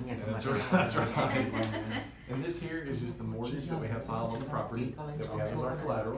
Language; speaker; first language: English; native; English